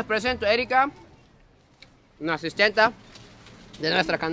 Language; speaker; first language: Spanish; non-native, fluent; Japanese